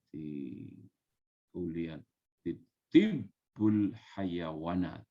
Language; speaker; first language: Arabic; non-native, learner; Indonesian